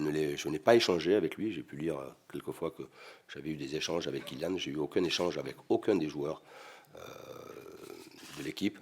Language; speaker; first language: French; native; French